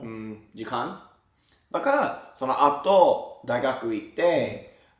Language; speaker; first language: Japanese; non-native, learner; English